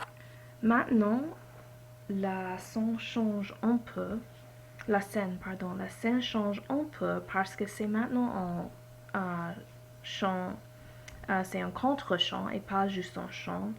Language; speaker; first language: French; non-native, learner; English